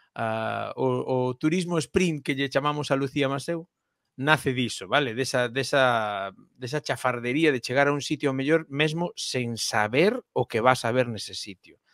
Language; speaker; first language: Galician; native; Galician